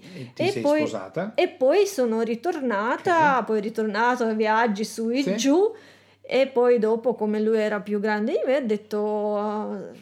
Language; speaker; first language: Italian; non-native, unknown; Russian